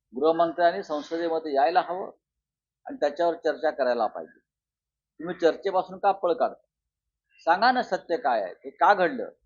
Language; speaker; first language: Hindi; non-native, local second language; Marathi